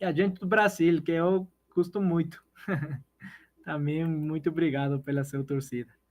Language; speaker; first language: Portuguese; non-native, learner; Spanish